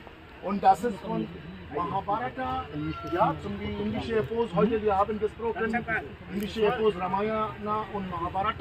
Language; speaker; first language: German; non-native, learner; Hindi